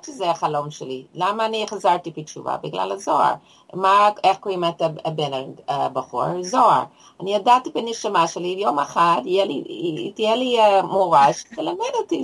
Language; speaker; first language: Hebrew; non-native, fluent; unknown